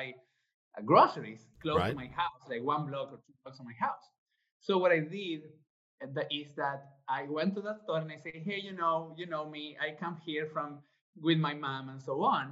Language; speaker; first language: English; non-native, fluent; Spanish